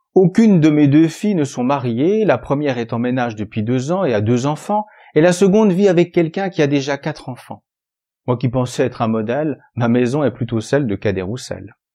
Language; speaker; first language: French; native; French